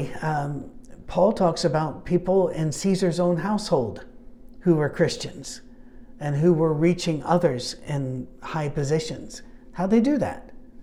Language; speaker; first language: English; native; English